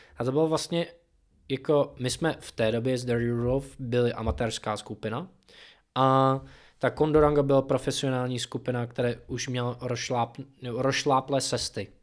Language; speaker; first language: Czech; non-native, fluent; English